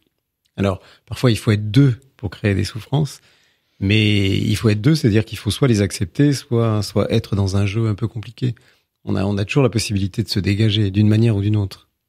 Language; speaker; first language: French; native; French